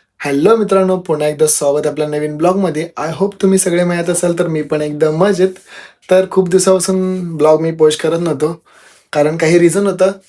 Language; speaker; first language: Marathi; non-native, local second language; Telugu